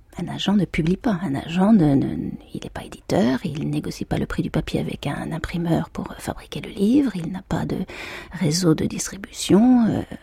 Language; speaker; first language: French; native; French